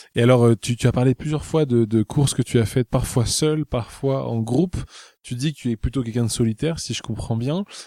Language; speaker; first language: French; native; French